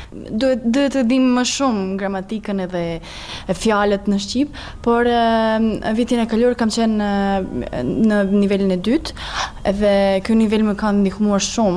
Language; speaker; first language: Albanian; non-native, learner; Serbian